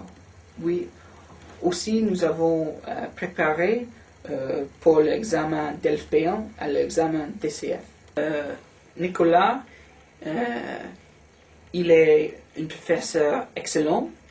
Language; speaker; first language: French; non-native, learner; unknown